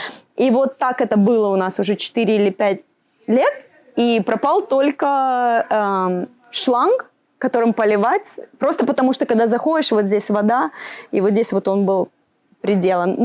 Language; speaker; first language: Russian; native; Russian